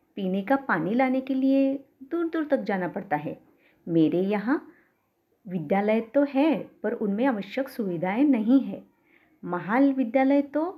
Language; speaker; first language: Hindi; non-native, local second language; Marathi